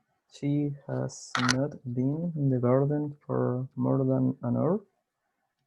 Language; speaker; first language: English; non-native, learner; Spanish